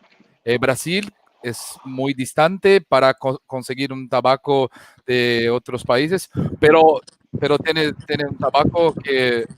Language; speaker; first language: Spanish; non-native, fluent; Portuguese